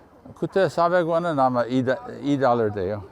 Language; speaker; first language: Korean; non-native, fluent; English